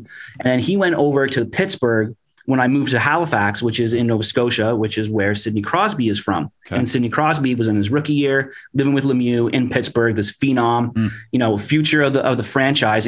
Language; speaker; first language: English; native; English